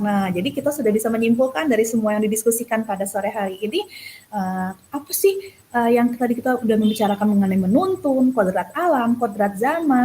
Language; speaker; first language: Indonesian; native; Indonesian